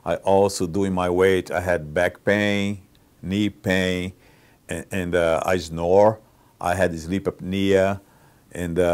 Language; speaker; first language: English; non-native, fluent; Portuguese